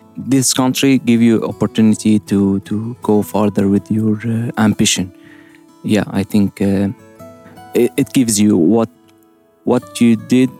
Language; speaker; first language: English; non-native, learner; Arabic